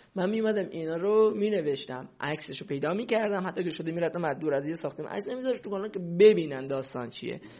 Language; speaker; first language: Persian; non-native, local second language; Central Kurdish